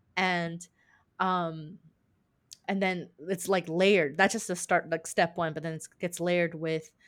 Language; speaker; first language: English; native; English